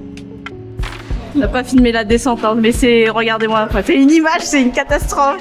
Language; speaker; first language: French; native; French